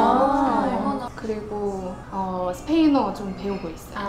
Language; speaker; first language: Korean; non-native, fluent; English